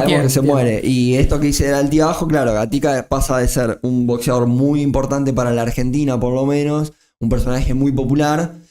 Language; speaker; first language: Spanish; native; Spanish